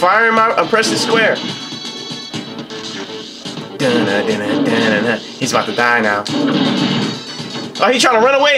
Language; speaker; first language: English; native; English